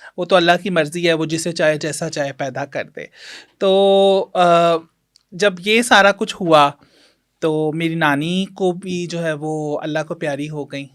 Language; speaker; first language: Urdu; non-native, local second language; Punjabi